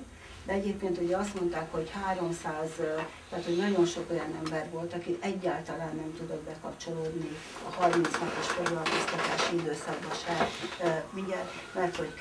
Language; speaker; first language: Hungarian; native; Hungarian